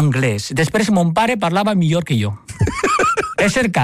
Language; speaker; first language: Catalan; non-native, fluent; Chinese